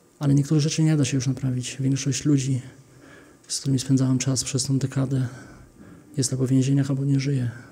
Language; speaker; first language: Polish; early bilingual, heritage; Polish